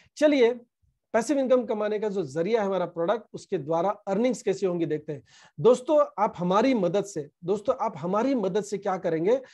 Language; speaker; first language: Hindi; non-native, local second language; Marathi